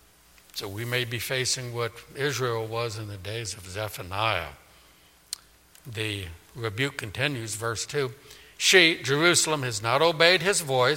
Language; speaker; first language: English; native; English